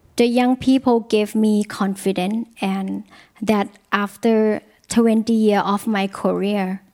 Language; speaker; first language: English; non-native, learner; Thai